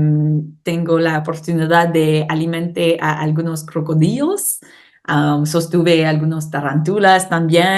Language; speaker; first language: Spanish; non-native, learner; English